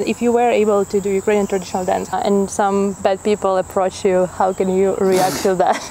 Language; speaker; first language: English; non-native, fluent; Ukrainian